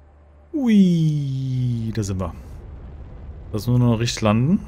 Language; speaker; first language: German; native; German